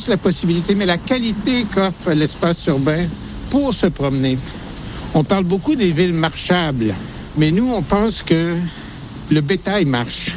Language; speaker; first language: French; native; French